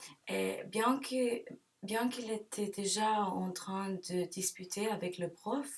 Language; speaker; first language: French; non-native, learner; English